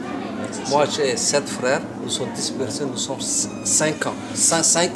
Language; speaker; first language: French; non-native, fluent; Somali